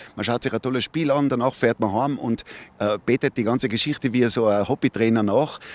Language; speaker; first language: German; native; German